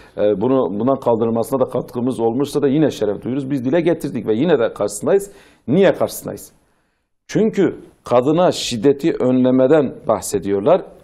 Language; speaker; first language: Turkish; non-native, local second language; Zaza